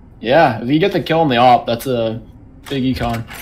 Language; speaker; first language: English; native; English